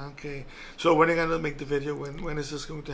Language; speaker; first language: English; non-native, local second language; Papiamento